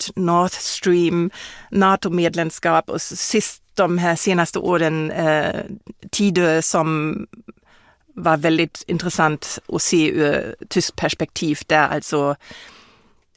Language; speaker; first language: Swedish; non-native, fluent; German